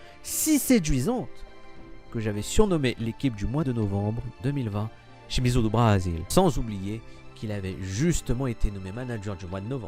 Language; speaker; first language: French; native; French